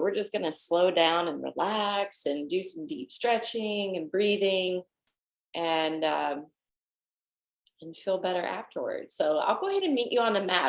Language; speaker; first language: English; native; English